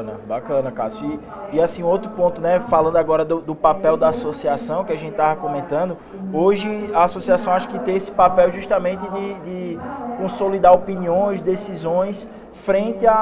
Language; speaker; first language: Portuguese; native; Portuguese